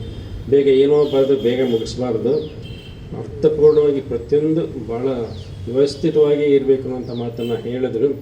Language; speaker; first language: Kannada; native; Kannada